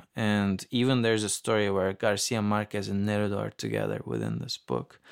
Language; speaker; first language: English; non-native, fluent; Turkish